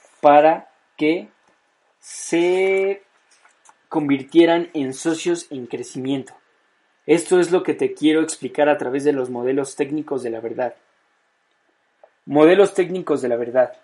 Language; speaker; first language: Spanish; native; Spanish